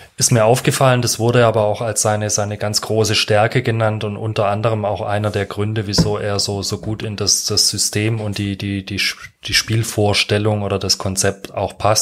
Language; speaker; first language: German; native; German